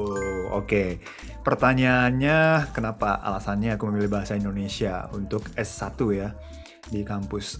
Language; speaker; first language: Indonesian; non-native, fluent; Japanese